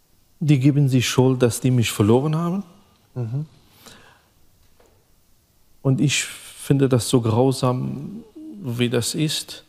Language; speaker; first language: German; non-native, fluent; Arabic